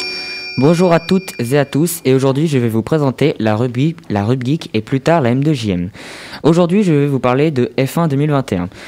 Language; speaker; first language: French; native; French